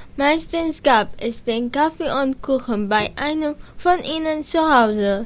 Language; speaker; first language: German; non-native, learner; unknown